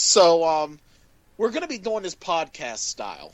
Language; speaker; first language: English; native; English